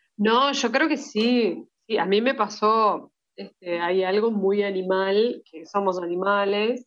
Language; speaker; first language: Spanish; early bilingual, heritage; Spanish